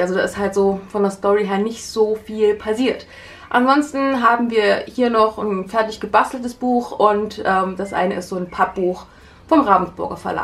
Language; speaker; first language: German; native; German